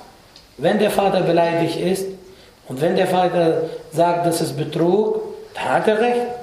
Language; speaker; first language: German; non-native, fluent; Arabic